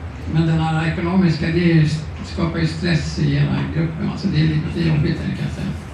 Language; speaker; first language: Swedish; native; Swedish